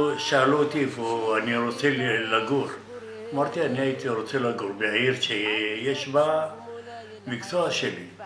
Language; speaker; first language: Hebrew; non-native, fluent; Arabic